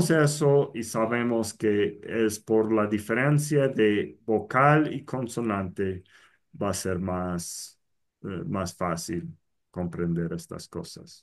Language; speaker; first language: Spanish; non-native, fluent; English